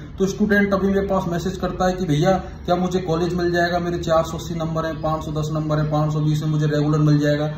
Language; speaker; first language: Hindi; native; Hindi